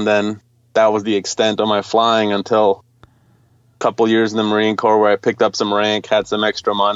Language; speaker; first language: English; early bilingual, other home language; Polish